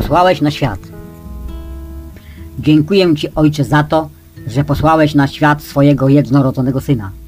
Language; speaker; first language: Polish; native; Polish